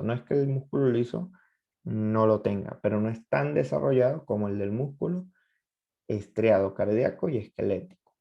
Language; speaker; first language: Spanish; native; Spanish